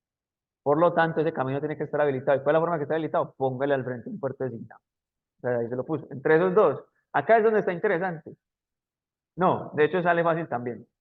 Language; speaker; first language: Spanish; native; Spanish